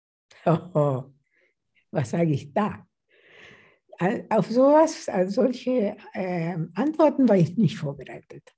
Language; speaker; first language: German; non-native, fluent; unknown